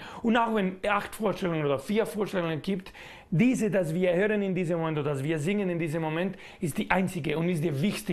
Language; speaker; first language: German; non-native, learner; Spanish